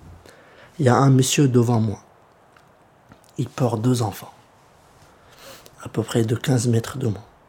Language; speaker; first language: French; early bilingual, other home language; Kurdish